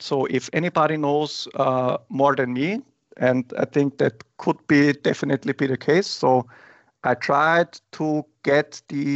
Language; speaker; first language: English; non-native, fluent; German